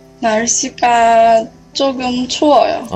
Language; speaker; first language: Korean; non-native, learner; Chinese